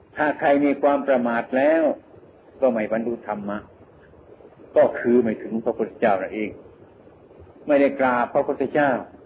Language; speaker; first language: Thai; non-native, local second language; Northeastern Thai